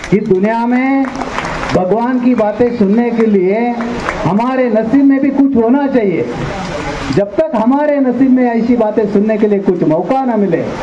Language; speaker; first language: Hindi; non-native, local second language; Marathi